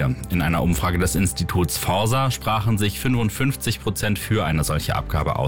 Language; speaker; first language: German; native; German